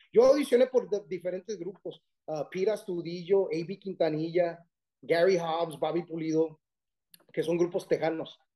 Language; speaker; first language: Spanish; early bilingual, heritage; Spanish